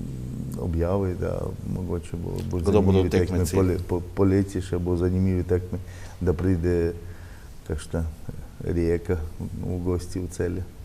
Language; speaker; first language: Slovenian; non-native, learner; Russian